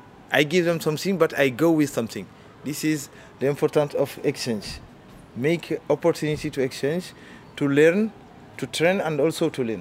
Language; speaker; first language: English; non-native, learner; Arabic